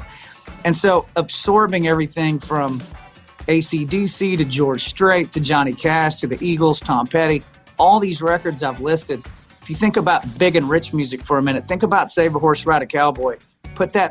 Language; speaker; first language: English; native; English